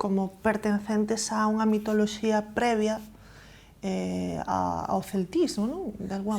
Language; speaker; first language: Galician; native; Galician